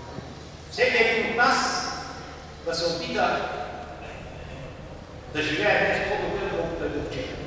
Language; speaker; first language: Bulgarian; non-native, local second language; Turkish